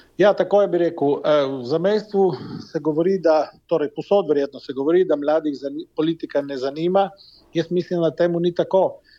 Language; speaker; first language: Slovenian; native; Slovenian